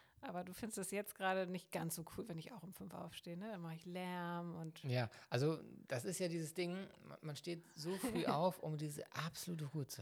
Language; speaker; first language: German; native; German